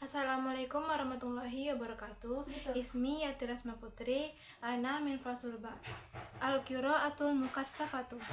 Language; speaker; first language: Arabic; non-native, learner; Indonesian